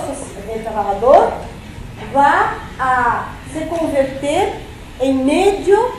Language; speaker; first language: Spanish; non-native, fluent; Portuguese